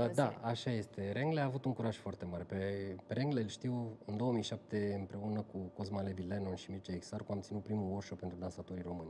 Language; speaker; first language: Romanian; native; Romanian